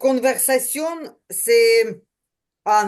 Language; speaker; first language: French; non-native, learner; Ukrainian